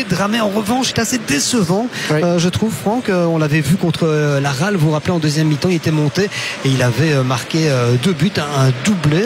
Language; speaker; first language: French; native; French